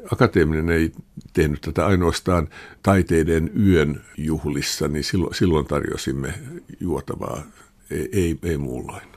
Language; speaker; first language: Finnish; non-native, local second language; Swedish